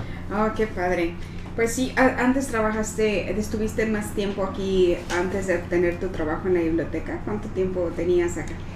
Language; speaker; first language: Spanish; native; Spanish